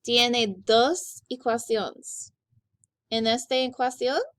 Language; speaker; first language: Spanish; non-native, learner; English